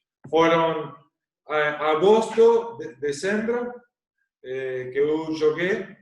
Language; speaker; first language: Portuguese; non-native, learner; Spanish